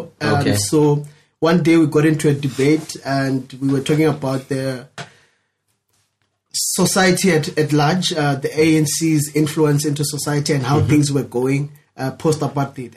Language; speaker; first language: English; non-native, local second language; Northern Sotho